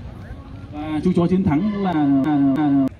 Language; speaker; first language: Vietnamese; native; Vietnamese